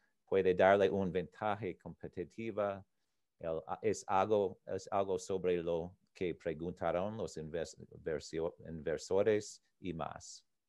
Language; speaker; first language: Spanish; non-native, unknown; English